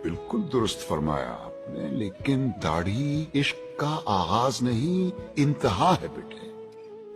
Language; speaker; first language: Urdu; native; Urdu